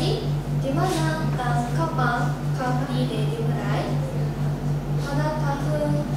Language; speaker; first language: Indonesian; non-native, learner; Japanese